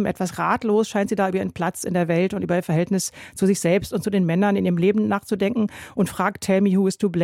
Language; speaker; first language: German; native; German